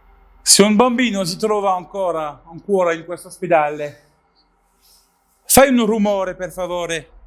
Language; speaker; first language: Italian; non-native, learner; French